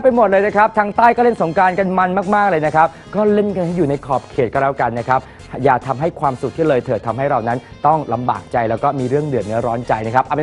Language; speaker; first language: Thai; native; Thai